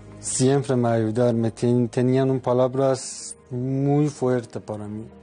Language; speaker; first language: Spanish; non-native, learner; Persian